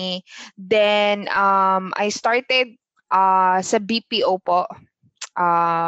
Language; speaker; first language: English; non-native, local second language; Filipino